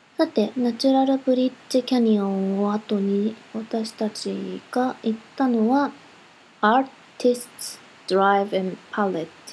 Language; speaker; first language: Japanese; native; Japanese